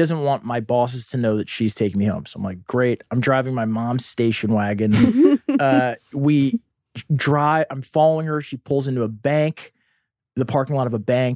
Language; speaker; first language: English; native; English